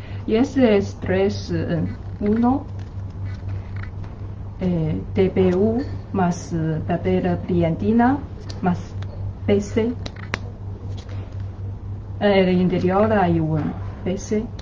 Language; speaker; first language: Spanish; non-native, learner; Chinese